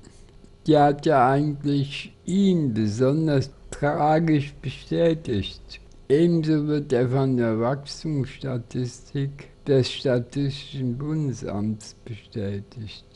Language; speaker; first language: German; native; German